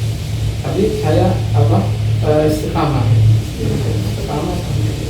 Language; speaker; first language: Indonesian; non-native, learner; Arabic